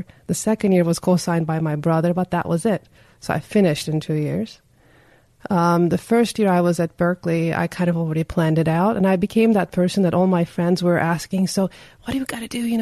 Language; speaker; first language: English; non-native, fluent; Turkish